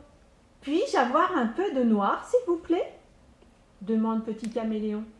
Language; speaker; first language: French; native; French